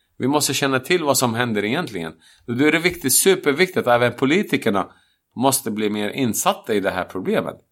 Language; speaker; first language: Swedish; non-native, fluent; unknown